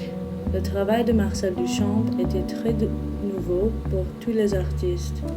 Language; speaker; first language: French; non-native, learner; English